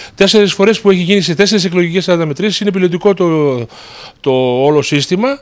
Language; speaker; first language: Greek; native; Greek